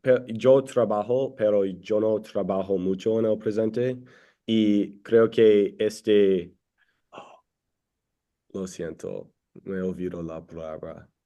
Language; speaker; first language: Spanish; non-native, learner; English